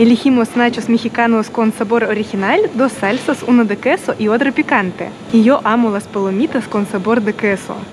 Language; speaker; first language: Spanish; non-native, learner; Russian